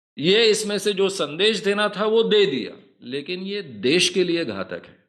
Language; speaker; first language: Hindi; non-native, local second language; Marathi